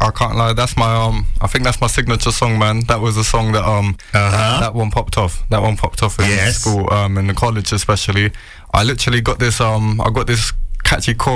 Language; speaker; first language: English; native; English